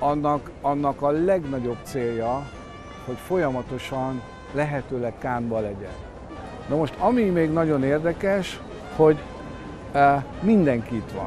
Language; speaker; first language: Hungarian; native; Hungarian